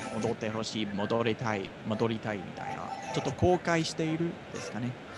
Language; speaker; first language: Japanese; non-native, fluent; English